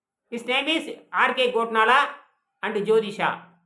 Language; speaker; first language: English; non-native, local second language; Tamil